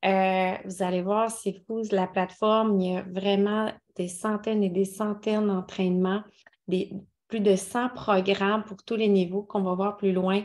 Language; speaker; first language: French; native; French